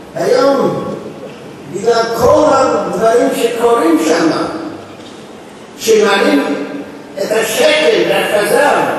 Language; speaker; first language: Hebrew; non-native, fluent; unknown